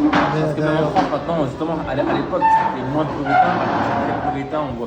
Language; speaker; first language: French; native; French